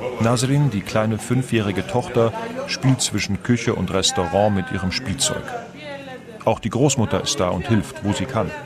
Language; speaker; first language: German; non-native, fluent; Persian